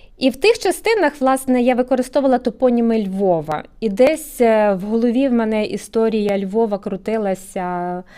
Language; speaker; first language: Ukrainian; native; Ukrainian